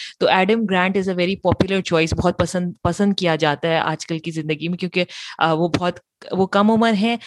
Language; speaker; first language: Urdu; native; Urdu